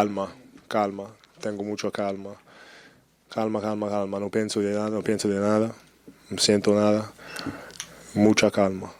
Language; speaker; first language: Spanish; non-native, fluent; English